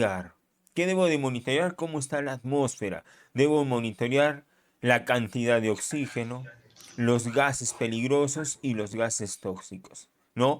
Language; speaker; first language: Spanish; native; Spanish